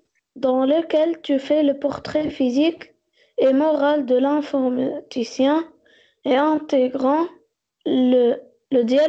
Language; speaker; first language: French; non-native, learner; Arabic